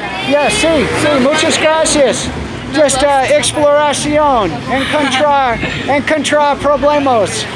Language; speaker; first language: Spanish; non-native, learner; English